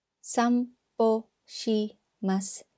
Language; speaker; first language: Japanese; non-native, fluent; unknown